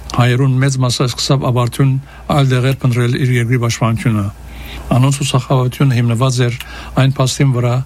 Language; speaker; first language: Armenian; early bilingual, heritage; Armenian